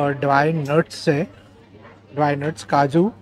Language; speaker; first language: Hindi; non-native, local second language; Marathi